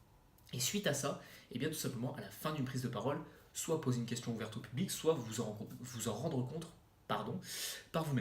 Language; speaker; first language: French; native; French